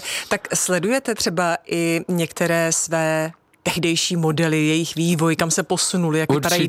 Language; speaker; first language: Czech; native; Czech